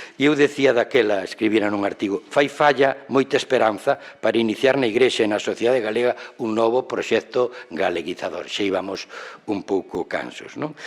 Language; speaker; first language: Galician; non-native, local second language; Spanish